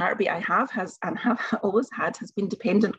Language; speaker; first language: English; native; English